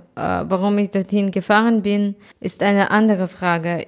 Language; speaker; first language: German; non-native, fluent; Russian